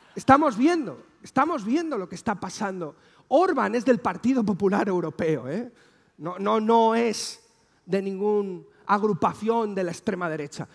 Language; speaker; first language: Spanish; native; Spanish